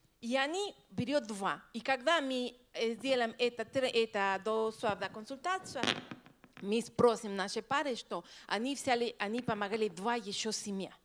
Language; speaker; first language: Russian; non-native, learner; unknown